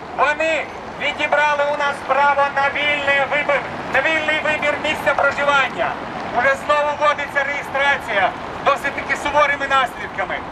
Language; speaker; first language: Ukrainian; native; Ukrainian